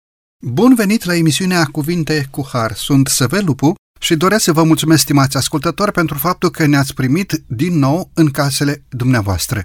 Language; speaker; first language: Romanian; native; Romanian